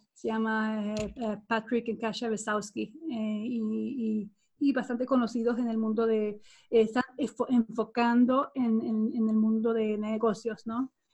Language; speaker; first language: Spanish; non-native, fluent; Swedish